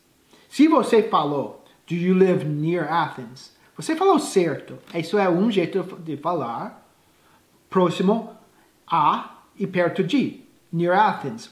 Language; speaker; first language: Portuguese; non-native, fluent; English